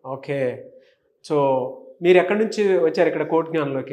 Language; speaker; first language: Telugu; native; Telugu